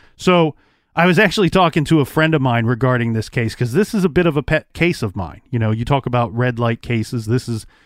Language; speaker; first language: English; native; English